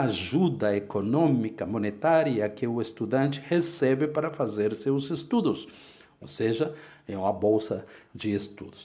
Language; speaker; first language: Portuguese; non-native, fluent; Spanish